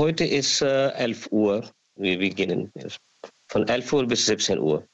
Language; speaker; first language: German; non-native, learner; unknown